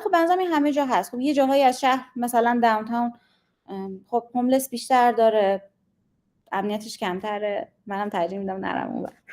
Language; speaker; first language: Persian; native; Persian